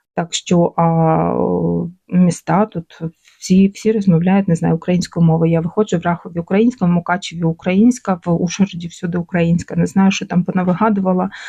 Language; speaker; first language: Ukrainian; non-native, local second language; Russian